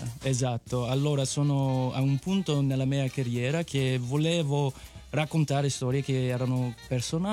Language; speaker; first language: Italian; native; Italian